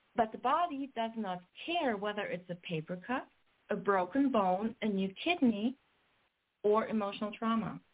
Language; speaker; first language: English; non-native, fluent; German